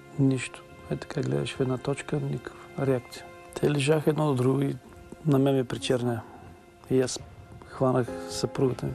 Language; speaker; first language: Bulgarian; native; Bulgarian